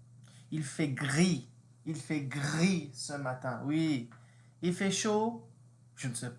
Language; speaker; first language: French; non-native, fluent; English